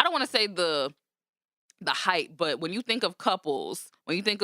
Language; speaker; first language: English; native; English